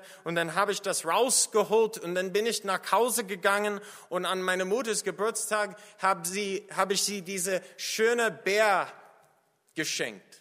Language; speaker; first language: German; non-native, fluent; English